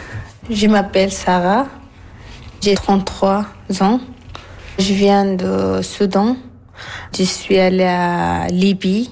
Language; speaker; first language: French; non-native, learner; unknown